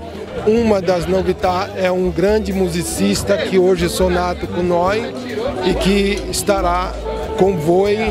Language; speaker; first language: Italian; non-native, learner; Portuguese